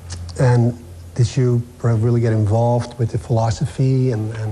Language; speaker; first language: English; non-native, fluent; Dutch